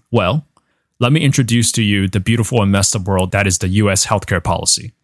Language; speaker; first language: English; non-native, fluent; Chinese